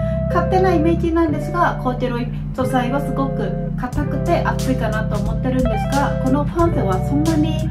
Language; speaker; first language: Japanese; non-native, fluent; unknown